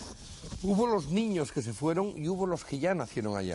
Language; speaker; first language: Spanish; native; Spanish